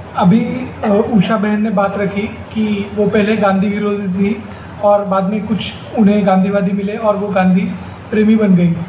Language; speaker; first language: Hindi; non-native, local second language; Marathi